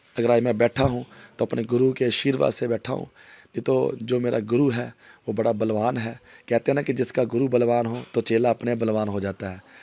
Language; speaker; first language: Hindi; non-native, local second language; Punjabi